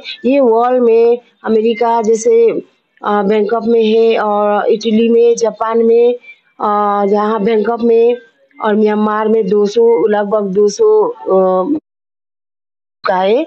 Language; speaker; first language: Hindi; non-native, fluent; Burmese